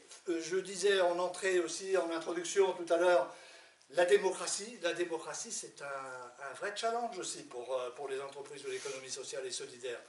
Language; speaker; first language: French; native; French